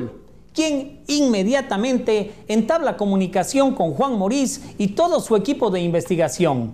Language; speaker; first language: Spanish; native; Spanish